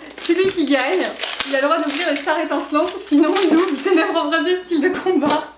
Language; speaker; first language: French; native; French